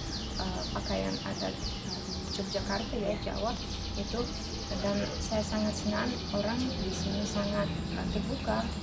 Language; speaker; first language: Indonesian; non-native, fluent; Russian